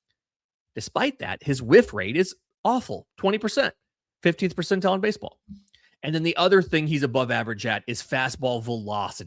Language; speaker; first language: English; native; English